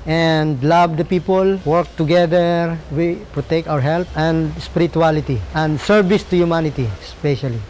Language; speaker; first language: English; non-native, local second language; Waray